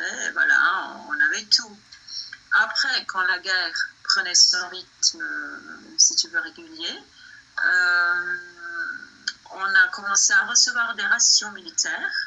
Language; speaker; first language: French; non-native, fluent; Bosnian